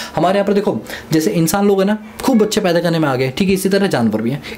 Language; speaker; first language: Hindi; native; Hindi